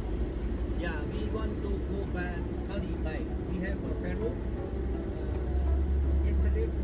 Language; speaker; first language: English; non-native, learner; Indonesian